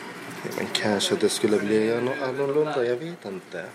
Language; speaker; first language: Swedish; non-native, local second language; Arabic